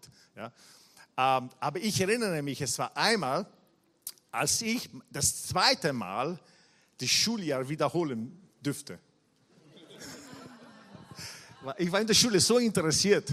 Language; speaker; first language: German; non-native, fluent; Italian